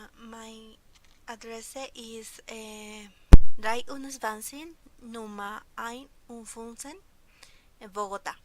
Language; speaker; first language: German; non-native, learner; Spanish